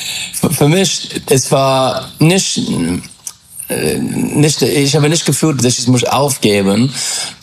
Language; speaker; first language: German; non-native, fluent; English